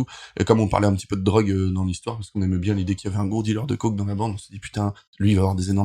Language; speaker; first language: French; native; French